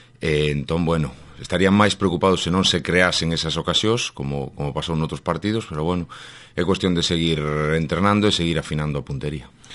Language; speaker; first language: Galician; native; Galician